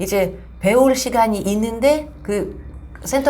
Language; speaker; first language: Korean; non-native, fluent; Russian